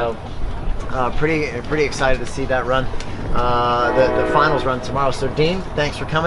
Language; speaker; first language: English; native; English